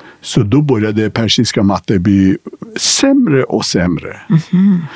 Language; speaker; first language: Swedish; non-native, fluent; Persian